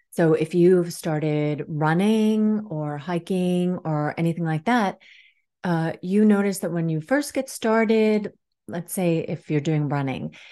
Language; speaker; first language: English; native; English